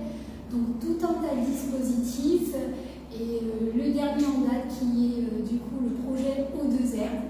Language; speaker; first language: French; native; French